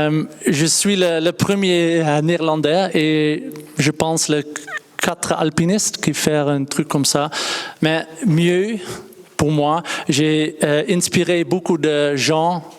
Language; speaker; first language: French; non-native, learner; Dutch